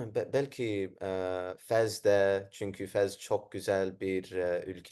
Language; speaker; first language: Turkish; non-native, learner; Arabic